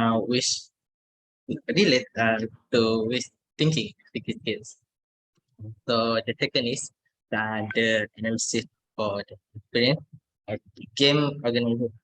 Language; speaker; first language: English; non-native, learner; Malay